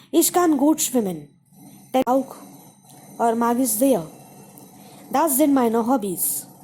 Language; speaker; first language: German; non-native, fluent; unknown